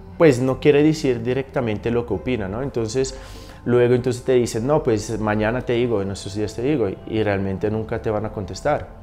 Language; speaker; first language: Spanish; non-native, fluent; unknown